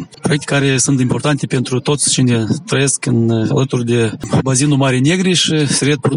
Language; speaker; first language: Romanian; non-native, local second language; Gagauz